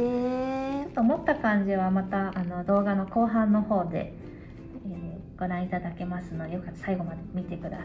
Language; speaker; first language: Japanese; native; Japanese